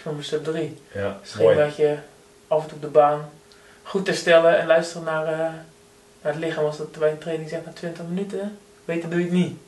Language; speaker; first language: Dutch; native; Dutch